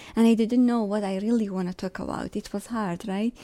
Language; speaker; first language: English; non-native, fluent; Arabic